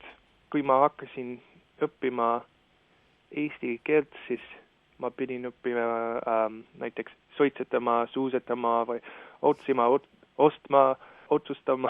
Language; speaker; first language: Estonian; non-native, fluent; English